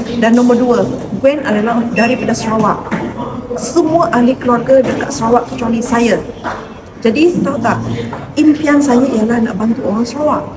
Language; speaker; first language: Malay; non-native, local second language; Chinese